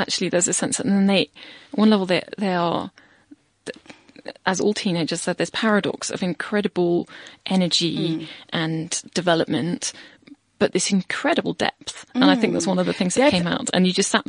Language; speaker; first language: English; native; English